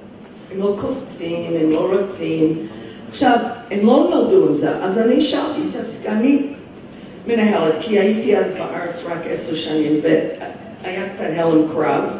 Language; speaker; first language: Hebrew; non-native, fluent; English